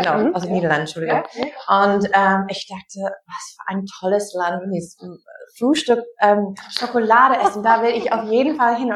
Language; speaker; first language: German; non-native, fluent; English